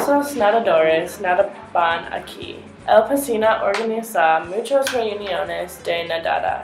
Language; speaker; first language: Spanish; non-native, learner; English